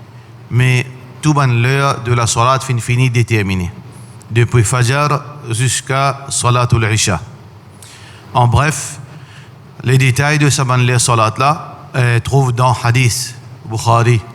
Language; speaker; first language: French; non-native, learner; Morisyen